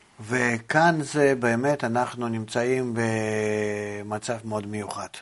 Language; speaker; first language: Hebrew; non-native, fluent; Russian